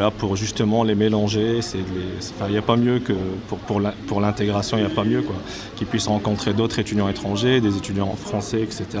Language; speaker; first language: French; non-native, local second language; Arabic